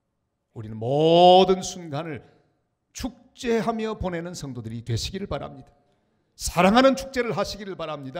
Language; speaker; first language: Korean; native; Korean